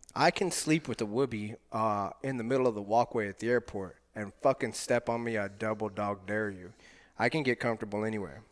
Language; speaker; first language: English; native; English